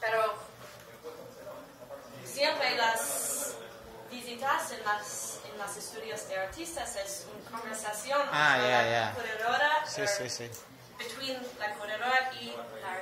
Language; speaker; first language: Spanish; non-native, learner; English